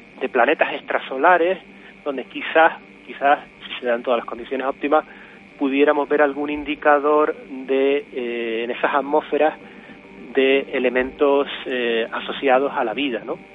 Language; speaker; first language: Spanish; native; Spanish